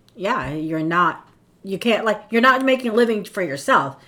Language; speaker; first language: English; non-native, local second language; Filipino